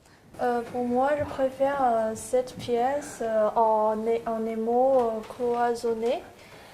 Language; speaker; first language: French; non-native, learner; Chinese